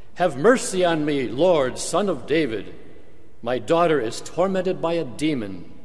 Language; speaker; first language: English; native; English